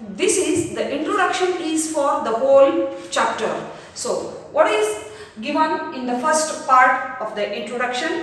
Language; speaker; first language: English; non-native, local second language; Kannada